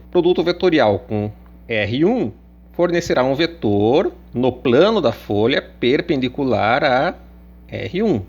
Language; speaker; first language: Portuguese; native; Portuguese